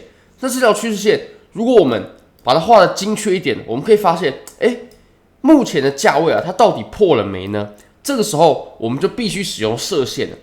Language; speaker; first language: Chinese; native; Chinese